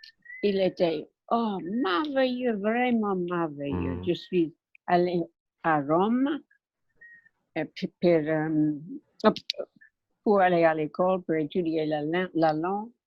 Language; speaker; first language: French; non-native, learner; English